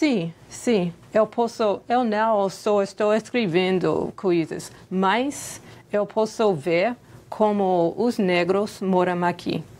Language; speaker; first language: Portuguese; non-native, fluent; English